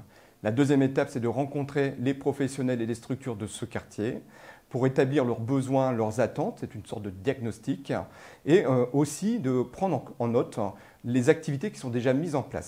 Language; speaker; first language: French; native; French